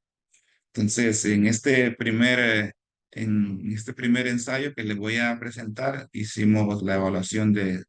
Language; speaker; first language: Spanish; native; Spanish